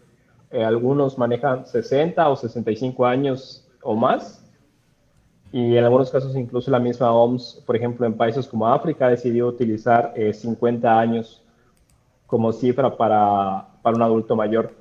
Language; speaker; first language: Spanish; native; Spanish